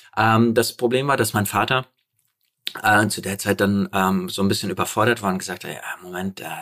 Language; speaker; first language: German; early bilingual, other home language; Polish